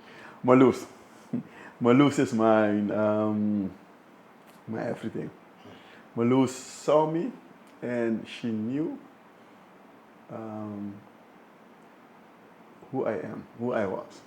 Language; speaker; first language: English; non-native, fluent; Dutch